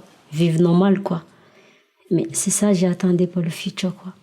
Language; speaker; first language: French; non-native, learner; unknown